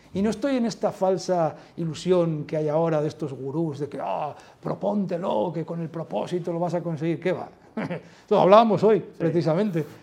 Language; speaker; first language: Spanish; native; Spanish